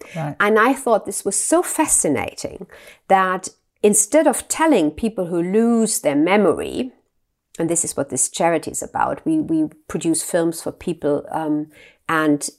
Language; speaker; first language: English; non-native, fluent; German